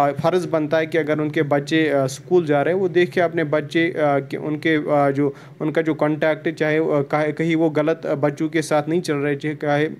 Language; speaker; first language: Hindi; non-native, local second language; Kashmiri